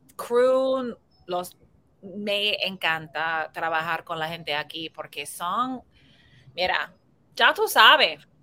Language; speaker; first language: Spanish; early bilingual, heritage; Spanish